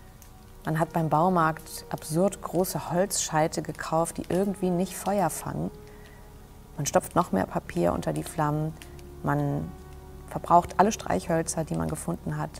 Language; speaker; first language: German; native; German